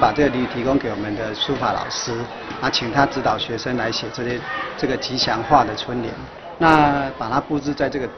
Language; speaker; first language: Chinese; native; Chinese